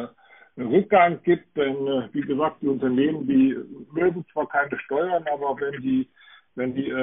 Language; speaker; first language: German; native; German